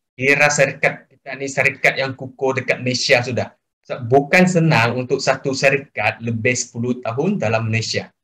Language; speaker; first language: Malay; non-native, local second language; Chinese